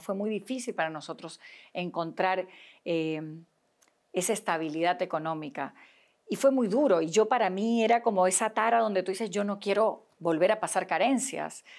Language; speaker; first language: Spanish; native; Spanish